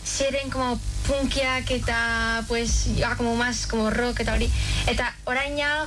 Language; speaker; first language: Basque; non-native, local second language; Spanish